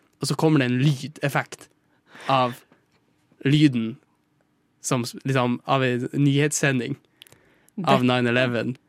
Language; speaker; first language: Norwegian; native; Norwegian